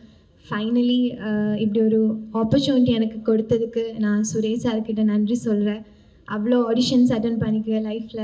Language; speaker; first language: Tamil; non-native, fluent; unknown